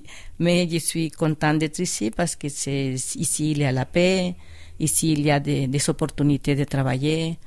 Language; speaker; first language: French; non-native, fluent; Spanish